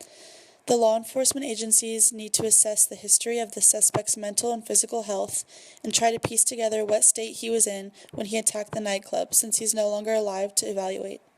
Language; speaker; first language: English; native; English